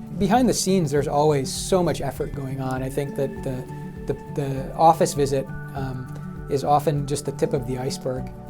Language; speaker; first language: English; native; English